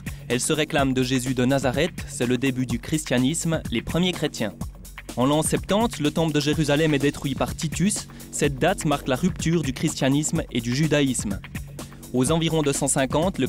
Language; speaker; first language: French; native; French